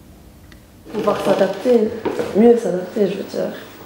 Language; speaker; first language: French; non-native, local second language; Arabic